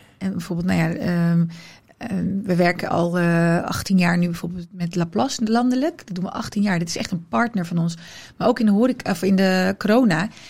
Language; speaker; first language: Dutch; early bilingual, other home language; Riffian